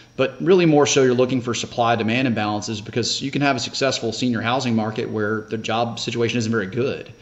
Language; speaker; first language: English; native; English